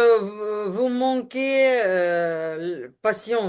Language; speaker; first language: French; non-native, learner; Ukrainian